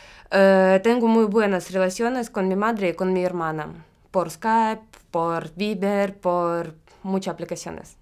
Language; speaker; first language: Spanish; non-native, learner; Ukrainian